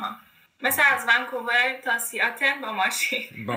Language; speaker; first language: Persian; native; Persian